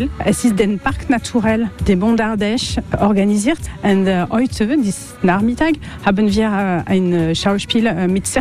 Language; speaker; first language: German; non-native, learner; French